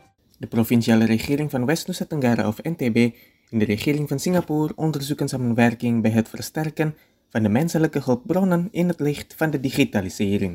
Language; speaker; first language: Dutch; non-native, fluent; Indonesian